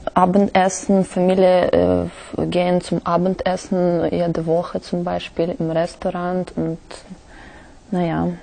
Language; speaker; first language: German; non-native, learner; Russian